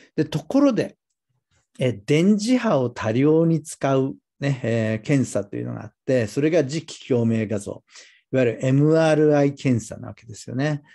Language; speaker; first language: Japanese; native; Japanese